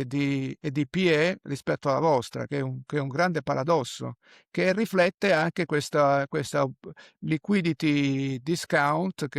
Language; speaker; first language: Italian; native; Italian